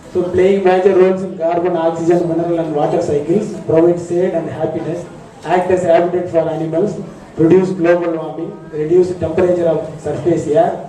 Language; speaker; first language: English; non-native, local second language; Tamil